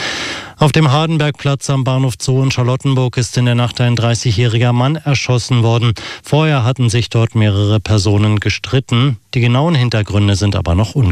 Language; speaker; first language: German; native; German